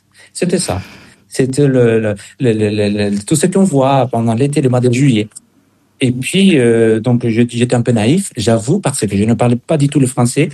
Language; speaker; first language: French; non-native, fluent; Spanish